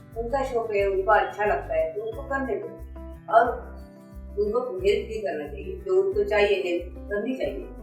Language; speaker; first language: Hindi; non-native, local second language; Marathi